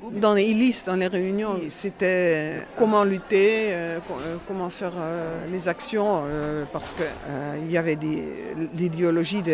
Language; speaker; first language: French; non-native, fluent; Dutch